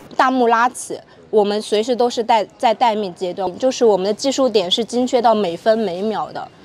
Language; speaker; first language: Chinese; native; Chinese